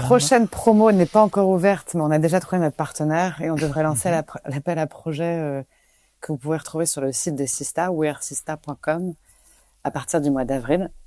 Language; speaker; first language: French; native; French